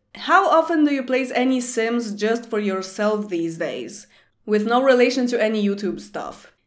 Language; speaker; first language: English; non-native, fluent; Polish